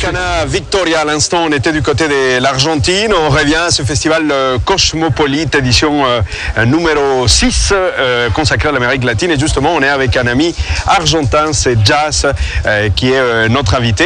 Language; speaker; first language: French; native; French